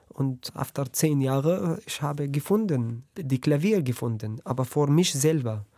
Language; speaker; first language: German; non-native, learner; Arabic